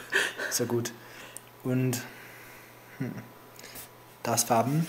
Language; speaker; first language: German; non-native, learner; English